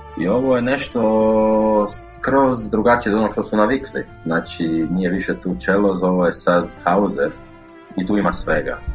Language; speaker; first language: Croatian; native; Croatian